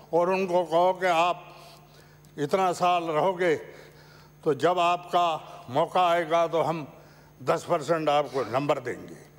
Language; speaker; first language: Hindi; native; Hindi